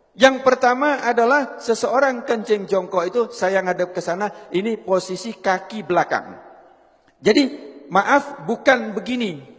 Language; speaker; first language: Indonesian; non-native, local second language; Javanese